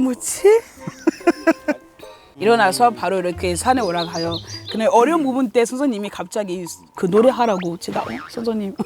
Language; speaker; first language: Korean; non-native, fluent; French